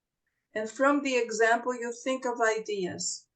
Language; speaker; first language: English; non-native, fluent; Portuguese